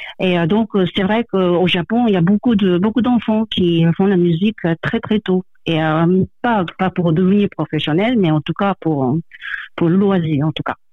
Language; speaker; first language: French; non-native, fluent; Japanese